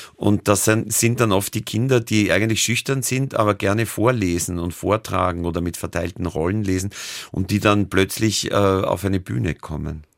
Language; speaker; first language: German; native; German